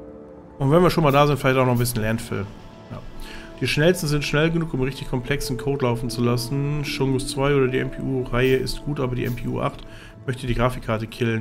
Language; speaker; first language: German; native; German